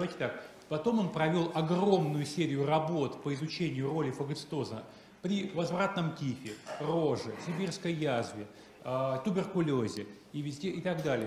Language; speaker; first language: Russian; native; Russian